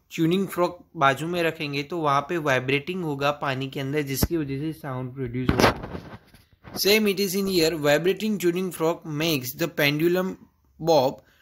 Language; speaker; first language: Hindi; non-native, local second language; Gujarati